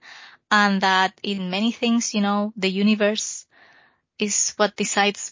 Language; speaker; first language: English; non-native, fluent; Spanish